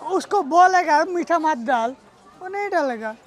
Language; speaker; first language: Hindi; non-native, learner; Bangla